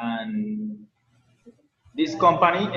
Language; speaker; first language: English; non-native, learner; Spanish